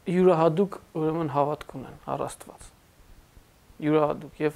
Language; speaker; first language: Armenian; native; Armenian